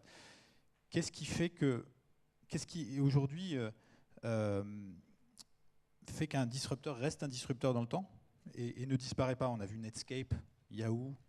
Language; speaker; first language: French; native; French